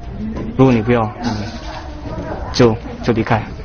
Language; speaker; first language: Chinese; early bilingual, heritage; Chinese